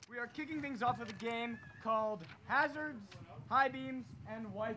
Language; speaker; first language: English; native; English